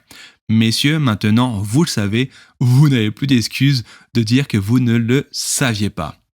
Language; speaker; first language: French; native; French